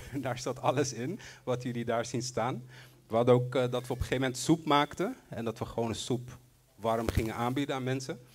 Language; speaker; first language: Dutch; non-native, local second language; Papiamento